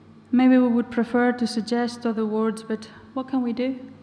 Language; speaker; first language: English; non-native, fluent; Basque